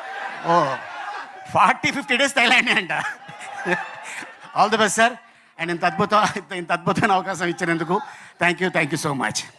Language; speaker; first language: Telugu; native; Telugu